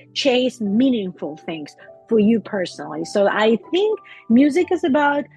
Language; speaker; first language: English; non-native, fluent; Russian